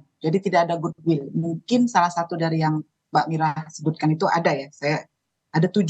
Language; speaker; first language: Indonesian; native; Indonesian